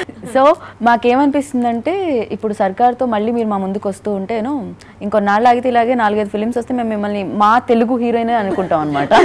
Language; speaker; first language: Telugu; native; Telugu